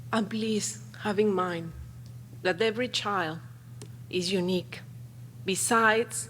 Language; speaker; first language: English; non-native, fluent; Spanish